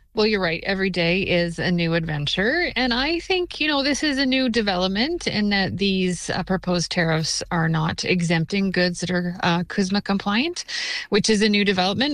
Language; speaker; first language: English; native; English